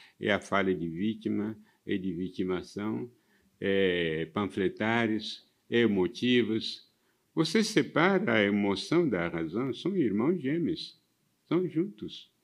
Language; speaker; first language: Portuguese; non-native, fluent; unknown